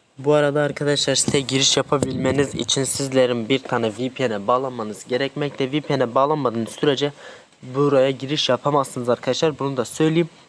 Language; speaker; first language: Turkish; non-native, local second language; Kurdish